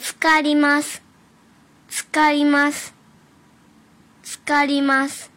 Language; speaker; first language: Japanese; early bilingual, other home language; Chinese